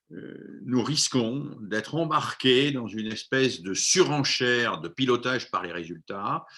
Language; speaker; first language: French; native; French